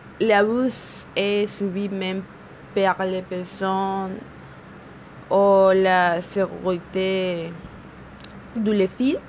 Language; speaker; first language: French; non-native, learner; Spanish